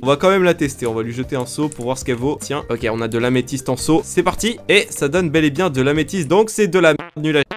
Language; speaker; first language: French; native; French